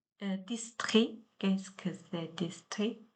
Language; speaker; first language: French; non-native, learner; Chinese